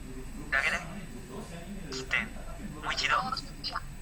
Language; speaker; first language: Japanese; non-native, learner; Indonesian